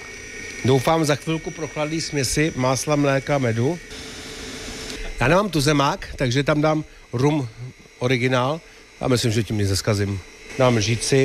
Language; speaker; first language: Czech; native; Czech